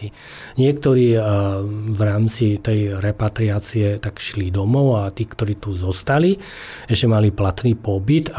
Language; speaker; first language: Slovak; non-native, fluent; Vietnamese